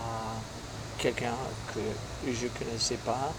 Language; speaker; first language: French; non-native, fluent; English